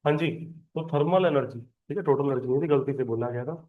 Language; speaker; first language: Hindi; non-native, local second language; Punjabi